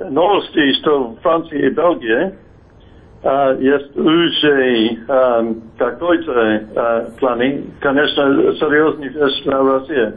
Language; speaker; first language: Russian; non-native, fluent; English